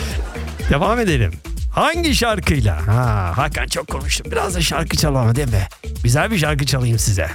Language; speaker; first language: Turkish; native; Turkish